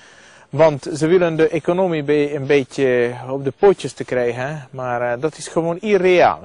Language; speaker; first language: Dutch; non-native, fluent; Hungarian